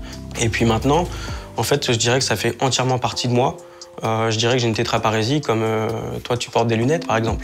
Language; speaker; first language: French; native; French